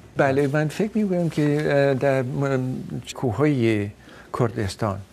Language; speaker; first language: Persian; non-native, fluent; Dutch